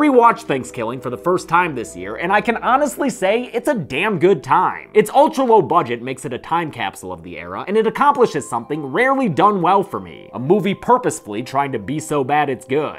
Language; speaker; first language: English; native; English